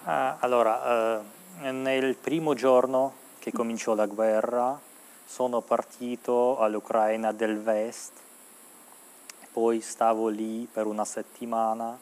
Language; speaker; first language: Italian; non-native, fluent; Ukrainian